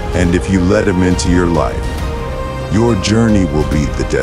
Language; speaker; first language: English; non-native, fluent; Czech